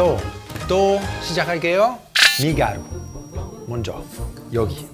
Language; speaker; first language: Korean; non-native, learner; Italian